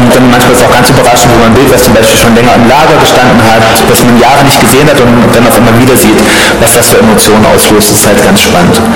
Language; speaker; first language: German; native; German